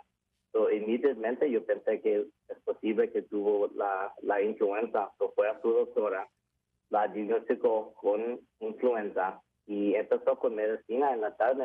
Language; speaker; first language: Spanish; early bilingual, heritage; English